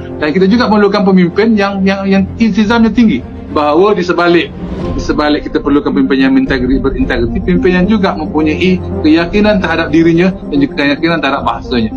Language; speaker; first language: Malay; native; Malay